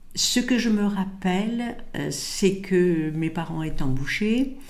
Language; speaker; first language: French; native; French